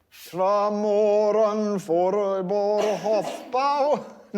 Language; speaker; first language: Welsh; non-native, learner; English